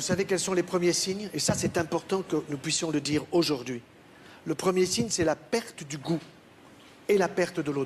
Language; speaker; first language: French; native; French